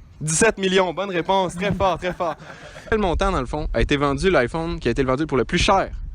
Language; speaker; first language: French; native; French